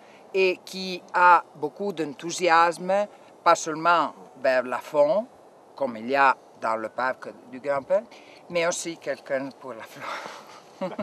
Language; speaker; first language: French; non-native, fluent; Italian